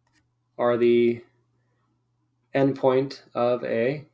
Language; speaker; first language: English; native; English